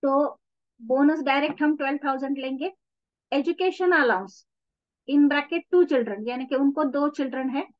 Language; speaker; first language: Hindi; non-native, local second language; Marathi